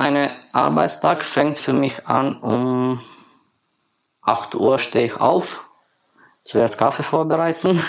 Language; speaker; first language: German; non-native, learner; Romanian